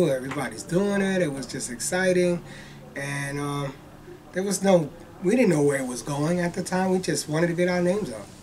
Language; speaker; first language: English; native; English